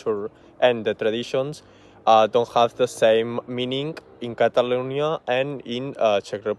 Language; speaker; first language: English; non-native, learner; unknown